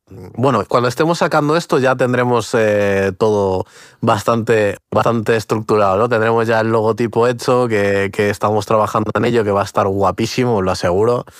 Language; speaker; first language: Spanish; early bilingual, other home language; Portuguese